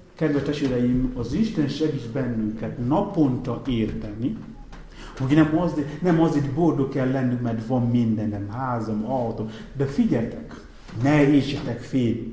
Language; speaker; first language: Hungarian; non-native, fluent; Igbo